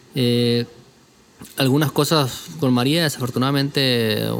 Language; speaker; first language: Spanish; native; Spanish